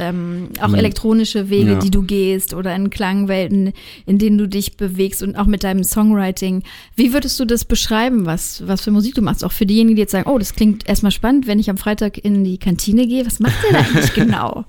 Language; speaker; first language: German; native; German